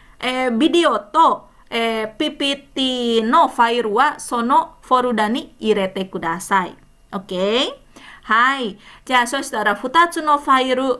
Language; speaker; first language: Japanese; non-native, fluent; Indonesian